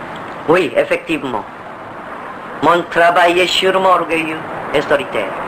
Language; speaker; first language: French; non-native, fluent; Korean